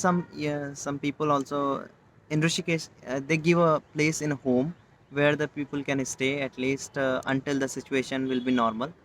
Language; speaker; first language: English; non-native, local second language; Hindi